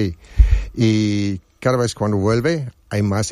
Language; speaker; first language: Spanish; non-native, fluent; German